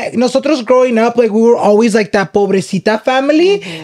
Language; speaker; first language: English; early bilingual, other home language; Spanish